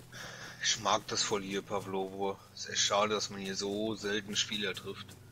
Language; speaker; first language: German; native; German